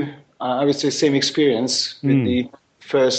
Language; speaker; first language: English; non-native, fluent; Hungarian